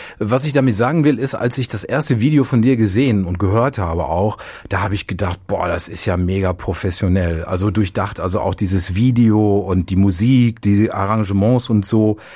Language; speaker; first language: German; native; German